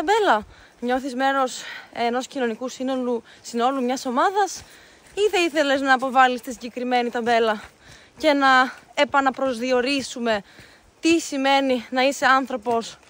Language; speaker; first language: Greek; native; Greek